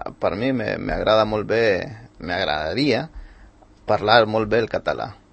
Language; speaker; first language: Catalan; non-native, learner; Spanish